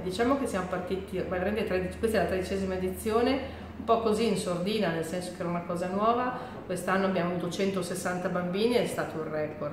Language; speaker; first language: Italian; native; Italian